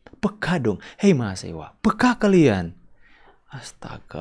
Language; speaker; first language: Indonesian; native; Indonesian